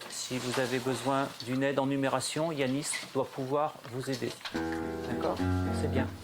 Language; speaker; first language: French; native; French